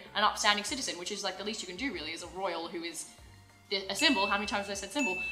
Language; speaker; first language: English; native; English